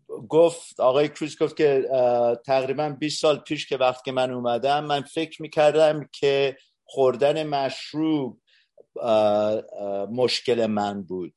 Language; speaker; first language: Persian; early bilingual, heritage; Persian